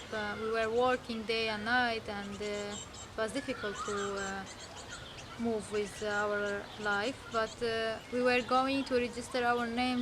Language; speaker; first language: English; non-native, fluent; Arabic